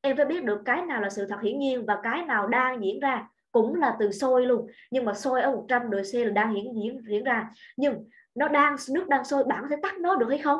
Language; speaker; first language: Vietnamese; native; Vietnamese